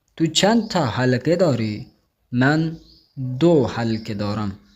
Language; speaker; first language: Persian; non-native, fluent; Urdu